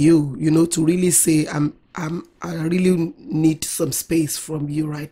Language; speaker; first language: English; non-native, local second language; Yoruba